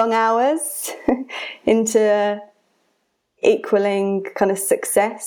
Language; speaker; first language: English; native; English